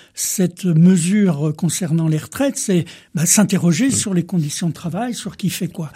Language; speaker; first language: French; native; French